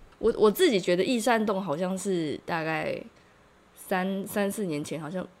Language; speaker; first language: Chinese; native; Chinese